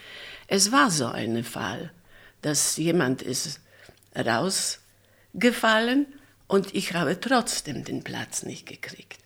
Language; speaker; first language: German; non-native, fluent; Polish